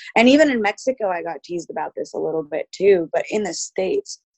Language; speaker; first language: English; early bilingual, other home language; Spanish